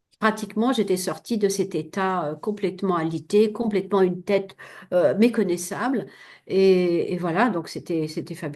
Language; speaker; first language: French; native; French